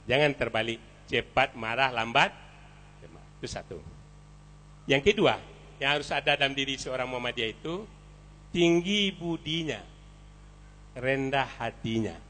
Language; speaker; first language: Indonesian; non-native, local second language; Minangkabau